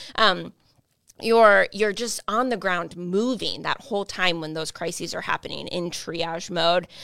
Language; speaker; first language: English; native; English